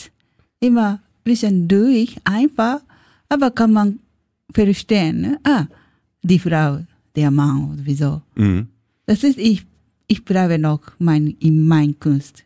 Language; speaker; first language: German; non-native, learner; Japanese